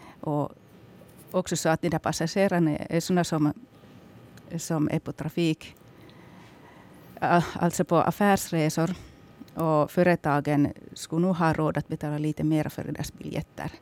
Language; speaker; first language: Swedish; native; Swedish